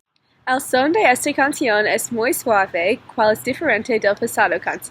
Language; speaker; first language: Spanish; non-native, learner; English